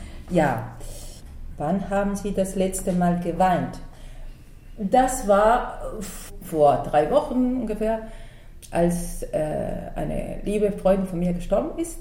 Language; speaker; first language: German; non-native, fluent; Spanish